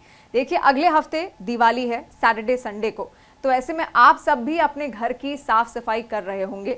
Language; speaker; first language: Hindi; native; Hindi